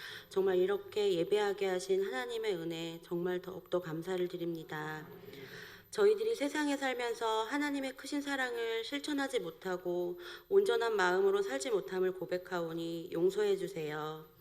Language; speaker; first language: Korean; native; Korean